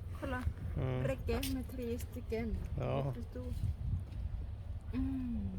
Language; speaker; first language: Swedish; non-native, learner; Thai